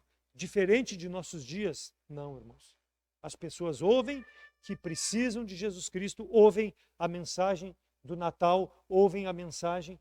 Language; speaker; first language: Portuguese; native; Portuguese